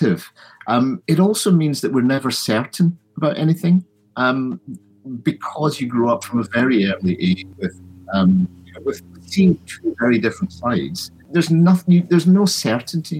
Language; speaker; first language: English; native; English